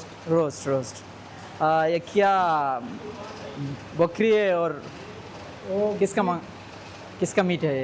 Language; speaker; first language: Hindi; non-native, learner; Bangla